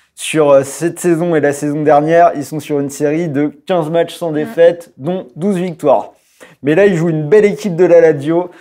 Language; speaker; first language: French; native; French